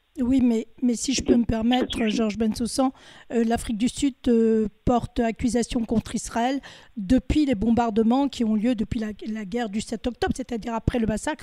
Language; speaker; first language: French; native; French